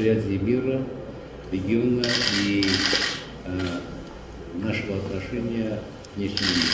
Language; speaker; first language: Russian; non-native, fluent; Armenian